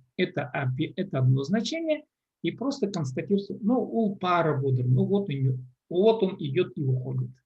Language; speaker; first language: Russian; non-native, local second language; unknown